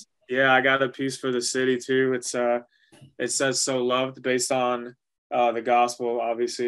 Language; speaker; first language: English; early bilingual, other home language; Spanish